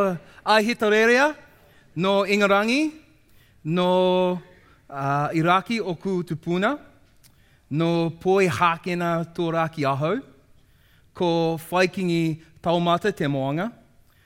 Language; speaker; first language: English; native; English